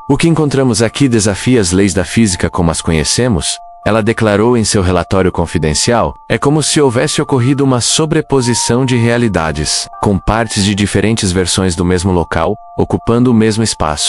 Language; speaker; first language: Portuguese; native; Portuguese